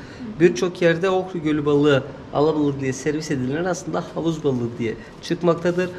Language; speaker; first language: Turkish; native; Turkish